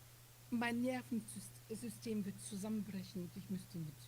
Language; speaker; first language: German; non-native, fluent; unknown